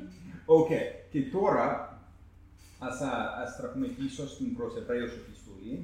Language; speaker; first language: Greek; non-native, fluent; English